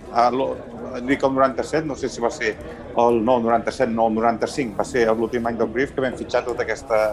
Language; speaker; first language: Catalan; native; Catalan